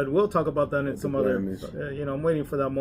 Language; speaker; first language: English; native; English